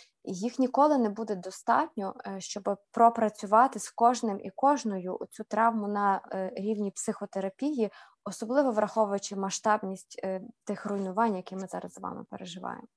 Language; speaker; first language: Ukrainian; native; Ukrainian